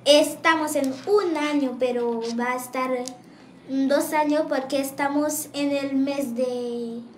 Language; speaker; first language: Spanish; non-native, learner; Haitian Creole